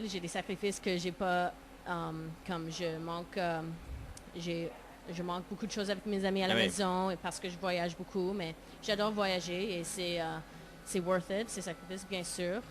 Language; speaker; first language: French; non-native, local second language; English